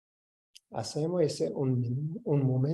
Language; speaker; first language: Spanish; non-native, learner; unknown